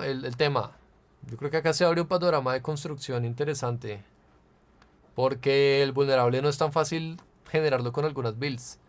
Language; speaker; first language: Spanish; native; Spanish